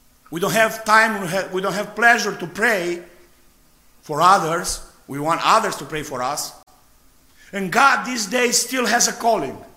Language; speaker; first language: English; non-native, fluent; Romanian